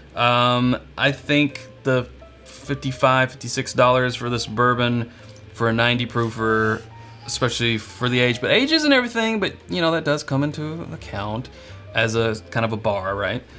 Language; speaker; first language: English; native; English